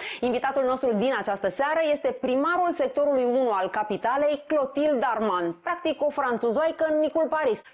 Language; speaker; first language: Romanian; native; Romanian